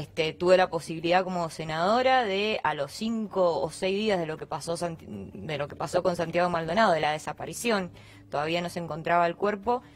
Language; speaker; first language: Spanish; native; Spanish